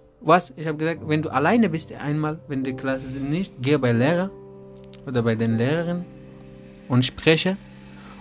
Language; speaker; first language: German; non-native, learner; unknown